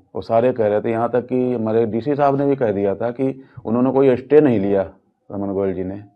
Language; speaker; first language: Hindi; non-native, local second language; Punjabi